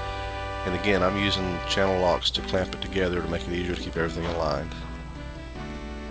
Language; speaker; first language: English; native; English